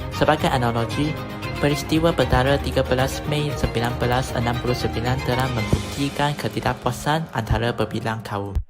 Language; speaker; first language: Malay; non-native, local second language; Chinese